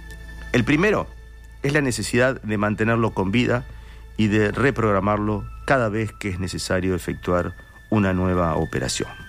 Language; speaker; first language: Spanish; native; Spanish